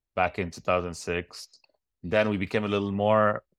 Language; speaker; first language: English; non-native, fluent; Arabic